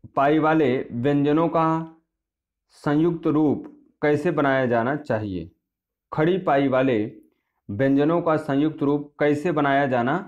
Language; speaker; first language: Hindi; native; Hindi